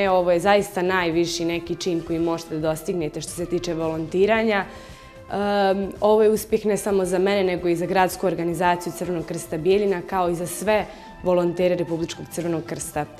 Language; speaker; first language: Croatian; native; Croatian